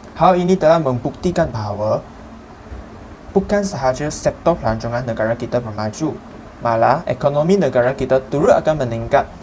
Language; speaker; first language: Malay; non-native, local second language; Chinese